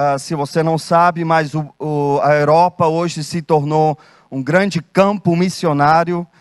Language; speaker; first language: Portuguese; non-native, fluent; German